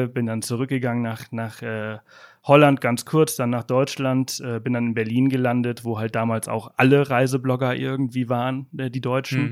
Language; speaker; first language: German; native; German